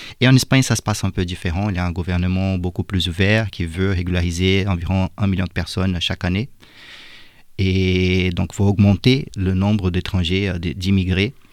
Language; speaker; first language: French; non-native, fluent; Portuguese